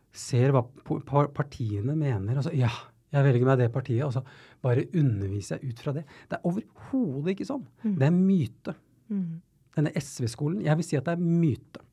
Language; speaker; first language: Norwegian; native; Norwegian